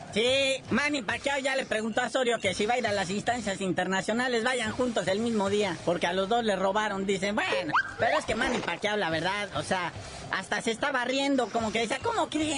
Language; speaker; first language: Spanish; native; Spanish